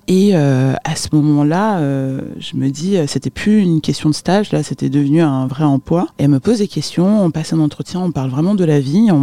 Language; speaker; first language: French; early bilingual, other home language; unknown